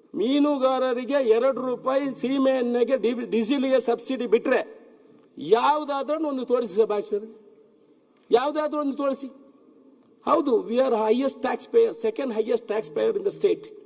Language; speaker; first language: Kannada; non-native, local second language; Tulu